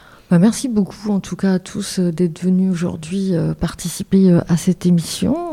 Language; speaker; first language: French; native; French